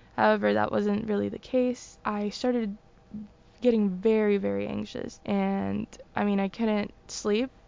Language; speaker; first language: English; early bilingual, other home language; Spanish